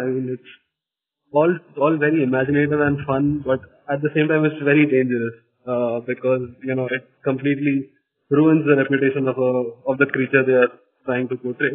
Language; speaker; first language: English; non-native, local second language; Marathi